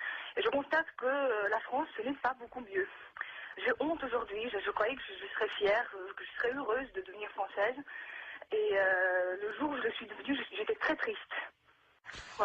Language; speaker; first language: French; non-native, fluent; Russian